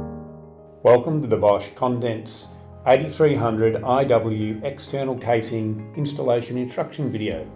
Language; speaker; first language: English; native; English